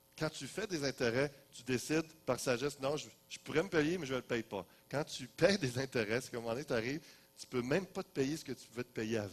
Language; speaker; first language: French; native; French